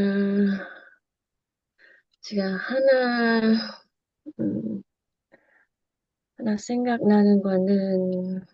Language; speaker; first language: Korean; non-native, learner; Thai